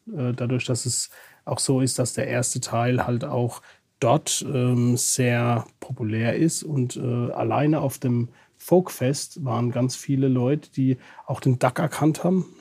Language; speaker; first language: German; native; German